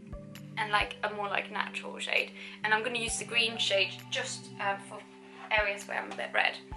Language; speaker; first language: English; non-native, fluent; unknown